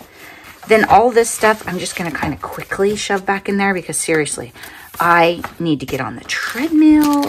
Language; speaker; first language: English; native; English